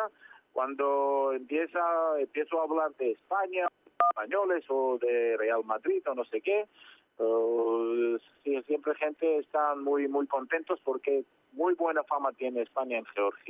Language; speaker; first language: Spanish; non-native, fluent; Georgian